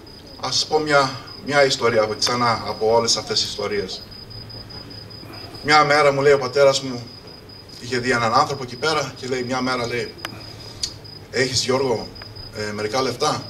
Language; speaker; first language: Greek; early bilingual, heritage; English